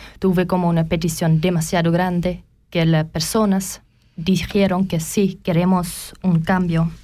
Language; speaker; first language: Spanish; non-native, learner; German